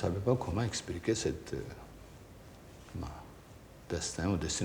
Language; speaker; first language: French; non-native, fluent; Japanese